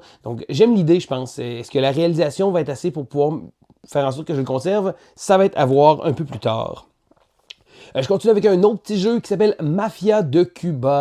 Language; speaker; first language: French; native; French